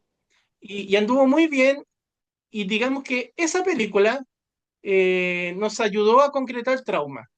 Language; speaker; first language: Spanish; native; Spanish